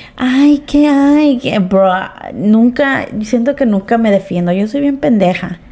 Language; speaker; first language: Spanish; early bilingual, heritage; Spanish